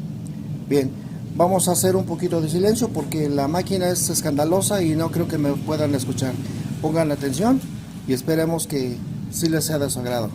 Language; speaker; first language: Spanish; native; Spanish